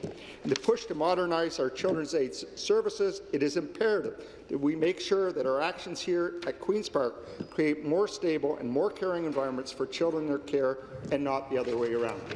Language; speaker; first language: English; native; English